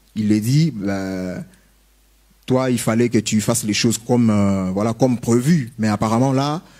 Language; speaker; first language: French; non-native, local second language; Lingala